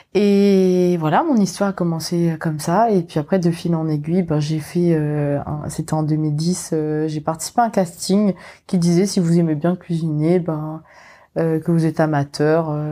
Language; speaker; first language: French; non-native, local second language; Morisyen